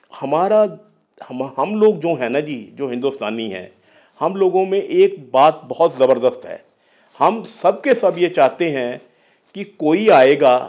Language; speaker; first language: Hindi; non-native, local second language; Punjabi